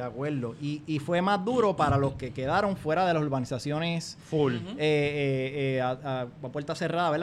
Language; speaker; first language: Spanish; native; Spanish